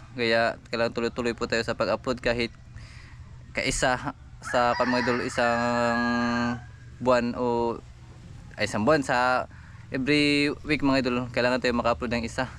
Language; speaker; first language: Filipino; non-native, local second language; Cebuano